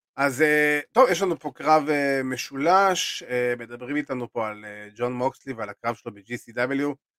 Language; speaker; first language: Hebrew; native; Hebrew